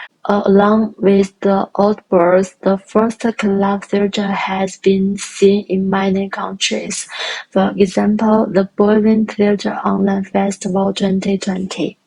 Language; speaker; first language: English; non-native, learner; Chinese